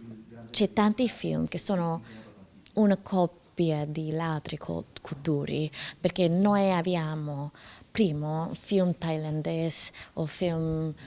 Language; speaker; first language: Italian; non-native, learner; English